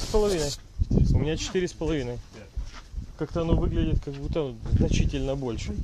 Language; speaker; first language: Russian; native; Russian